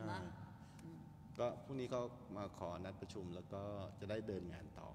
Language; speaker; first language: Thai; native; Thai